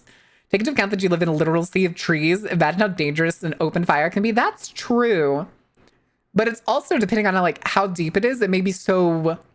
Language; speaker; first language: English; native; English